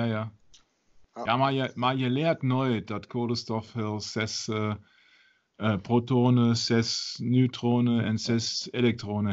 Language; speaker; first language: Dutch; non-native, learner; German